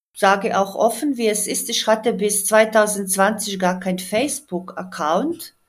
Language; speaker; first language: German; non-native, fluent; Croatian